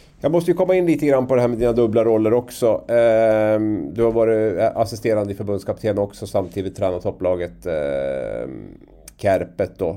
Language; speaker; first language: Swedish; native; Swedish